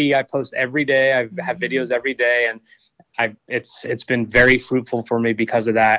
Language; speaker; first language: English; native; English